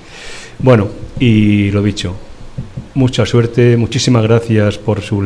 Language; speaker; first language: Spanish; native; Spanish